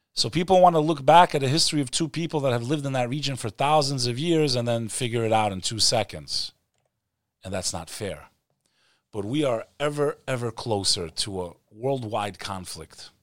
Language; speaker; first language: English; native; English